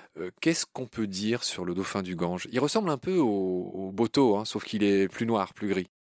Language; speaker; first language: French; native; French